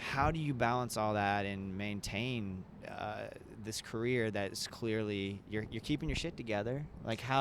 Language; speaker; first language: English; native; English